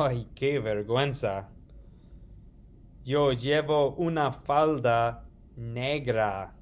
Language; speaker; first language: Spanish; non-native, fluent; English